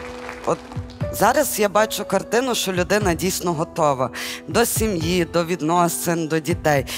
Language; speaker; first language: Ukrainian; native; Ukrainian